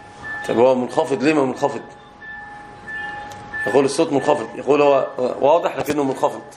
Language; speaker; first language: Arabic; native; Arabic